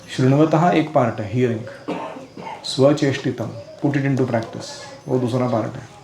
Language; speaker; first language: Hindi; non-native, local second language; Marathi